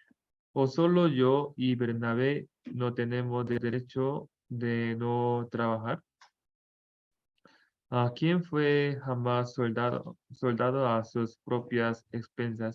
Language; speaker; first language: Spanish; non-native, fluent; Korean